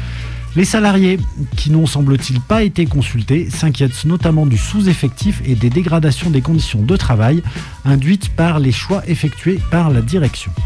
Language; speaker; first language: French; native; French